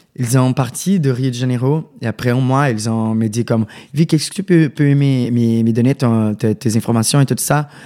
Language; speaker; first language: French; non-native, learner; Portuguese